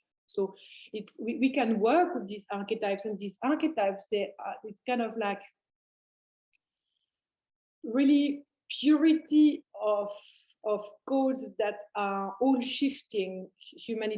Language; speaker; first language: English; non-native, fluent; French